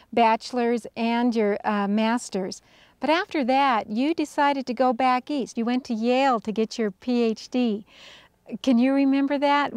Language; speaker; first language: English; native; English